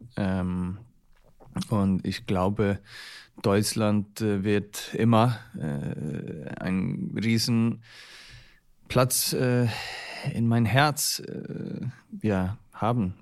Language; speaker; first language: German; non-native, learner; Icelandic